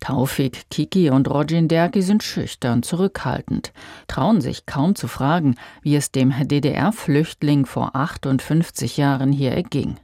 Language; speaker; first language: German; native; German